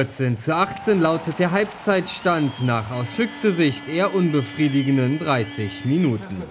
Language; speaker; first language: German; native; German